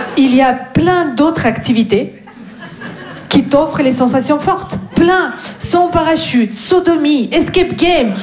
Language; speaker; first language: French; non-native, fluent; Russian